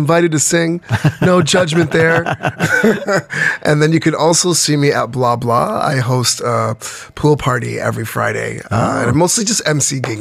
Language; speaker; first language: English; native; English